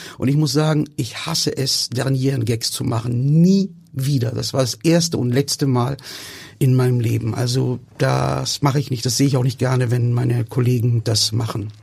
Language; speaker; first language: German; early bilingual, other home language; Turkish